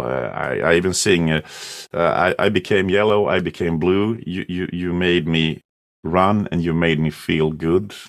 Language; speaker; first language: English; non-native, fluent; Swedish